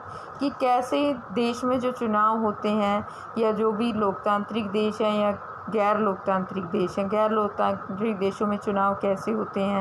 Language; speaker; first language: Hindi; native; Hindi